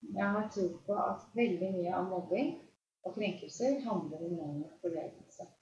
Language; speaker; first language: Norwegian; native; Norwegian